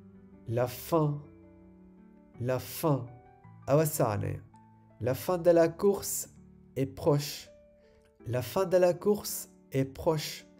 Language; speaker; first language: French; non-native, fluent; Sinhala